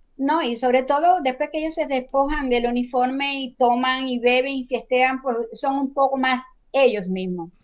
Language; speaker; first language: Spanish; native; Spanish